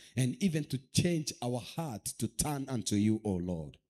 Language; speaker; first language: English; non-native, local second language; Swahili